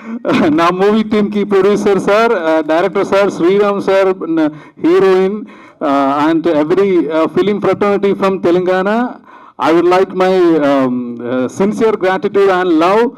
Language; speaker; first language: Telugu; non-native, learner; Malayalam